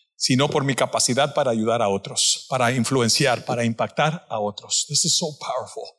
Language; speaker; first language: Spanish; native; Spanish